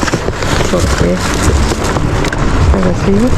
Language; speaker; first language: Spanish; non-native, learner; Filipino